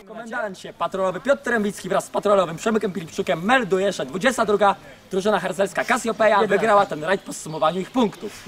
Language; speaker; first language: Polish; native; Polish